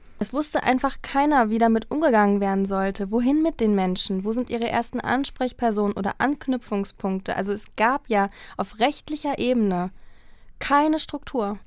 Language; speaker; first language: German; native; German